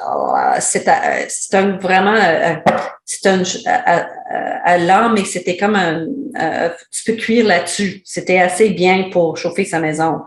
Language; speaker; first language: French; non-native, learner; English